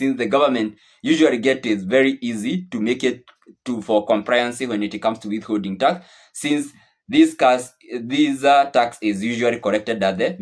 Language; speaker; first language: English; non-native, local second language; Swahili